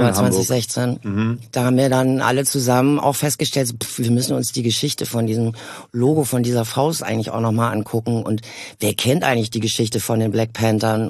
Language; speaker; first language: German; native; German